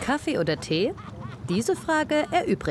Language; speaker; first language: German; native; German